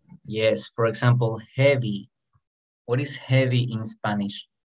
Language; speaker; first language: English; non-native, fluent; Spanish